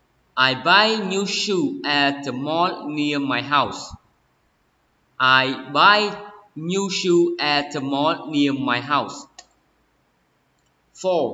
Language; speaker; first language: English; non-native, learner; Khmer